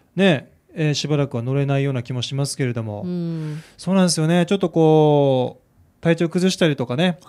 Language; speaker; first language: Japanese; native; Japanese